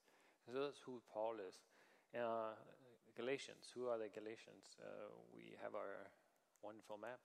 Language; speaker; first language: English; non-native, fluent; Danish